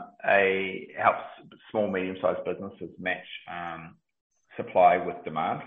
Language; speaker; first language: English; native; English